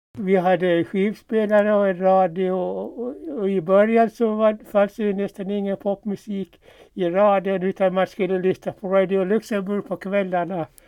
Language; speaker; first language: Swedish; native; Swedish